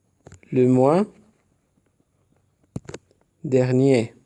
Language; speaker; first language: French; non-native, fluent; Spanish